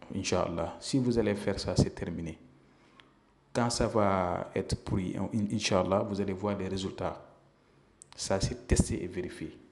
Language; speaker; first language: French; non-native, local second language; Wolof